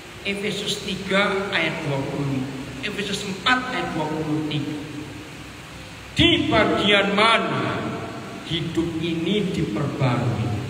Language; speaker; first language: Indonesian; native; Indonesian